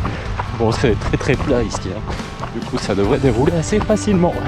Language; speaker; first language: French; native; French